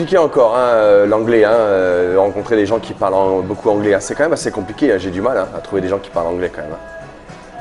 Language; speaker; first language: French; native; French